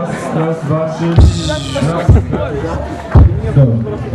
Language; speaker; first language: Polish; non-native, learner; Russian